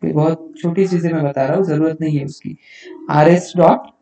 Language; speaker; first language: Hindi; non-native, local second language; Marathi